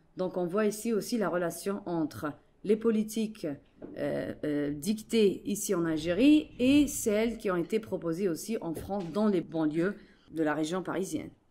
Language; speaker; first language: French; non-native, local second language; Arabic